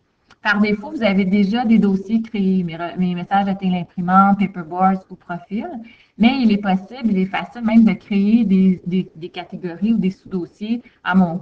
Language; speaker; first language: French; native; French